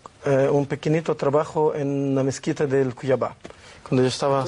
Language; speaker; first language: Spanish; non-native, learner; Portuguese